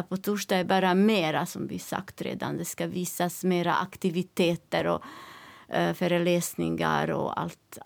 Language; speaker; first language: Swedish; non-native, learner; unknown